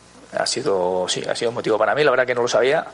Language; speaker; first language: Spanish; native; Spanish